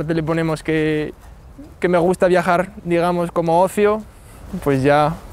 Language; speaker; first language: Spanish; native; Spanish